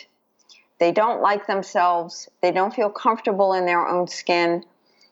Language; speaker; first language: English; native; English